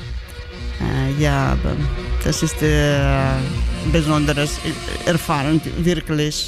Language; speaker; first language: German; non-native, learner; Georgian